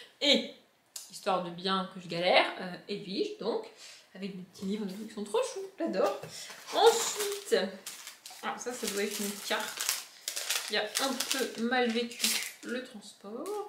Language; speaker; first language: French; native; French